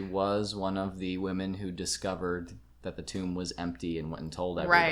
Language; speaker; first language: English; native; English